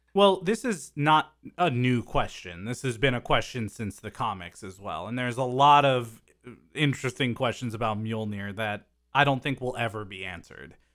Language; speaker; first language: English; native; English